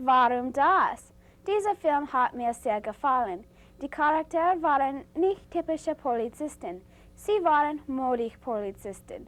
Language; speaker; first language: German; non-native, learner; English